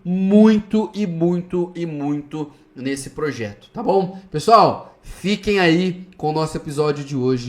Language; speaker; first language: Portuguese; native; Portuguese